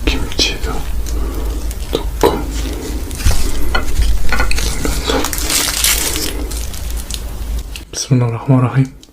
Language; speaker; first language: Korean; non-native, fluent; Indonesian